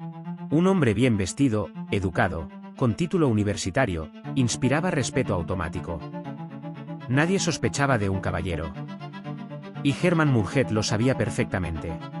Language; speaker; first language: Spanish; native; Spanish